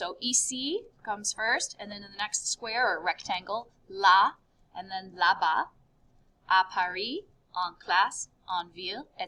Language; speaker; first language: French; non-native, fluent; English